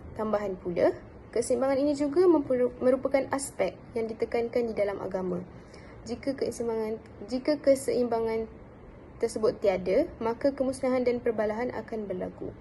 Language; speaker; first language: Malay; native; Malay